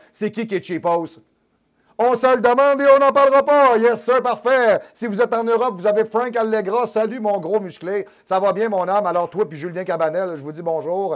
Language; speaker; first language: French; native; French